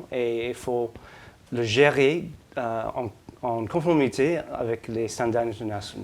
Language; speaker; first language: French; non-native, fluent; English